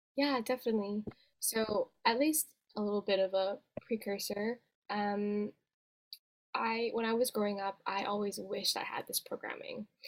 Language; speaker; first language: English; native; English